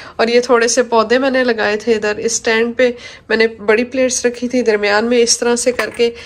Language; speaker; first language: Urdu; non-native, local second language; Punjabi